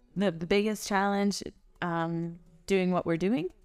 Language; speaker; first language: English; early bilingual, other home language; German